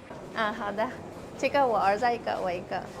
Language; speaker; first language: Chinese; non-native, learner; Indonesian